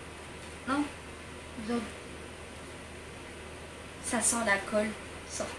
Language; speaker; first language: French; native; French